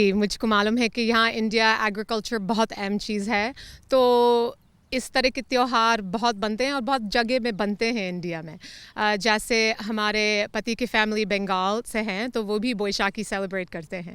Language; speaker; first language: Hindi; early bilingual, heritage; Hindi